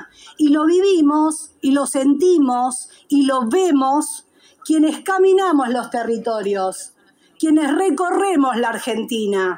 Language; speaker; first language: Spanish; native; Spanish